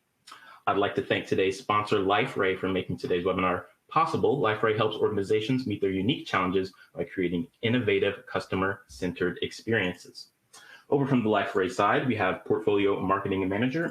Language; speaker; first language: English; native; English